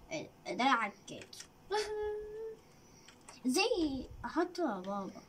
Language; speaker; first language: Arabic; native; Arabic